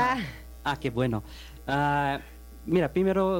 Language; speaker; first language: Spanish; non-native, learner; Bangla